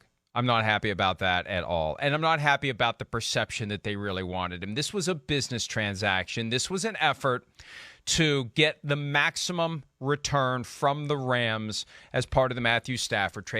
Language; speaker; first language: English; native; English